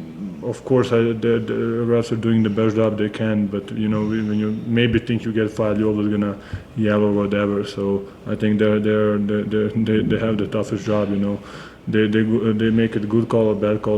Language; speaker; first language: English; non-native, fluent; Serbian